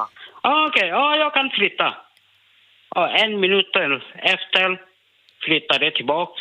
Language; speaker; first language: Swedish; non-native, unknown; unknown